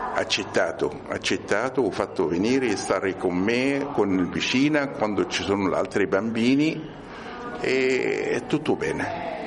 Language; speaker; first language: Italian; non-native, learner; Arabic